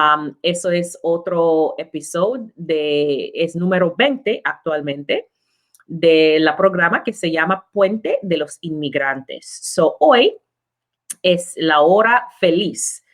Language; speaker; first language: Spanish; non-native, learner; English